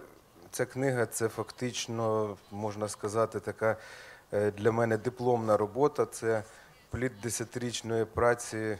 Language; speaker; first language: Ukrainian; native; Ukrainian